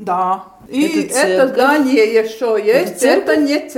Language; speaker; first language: Russian; non-native, local second language; Latvian